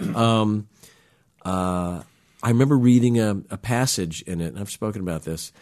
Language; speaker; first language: English; native; English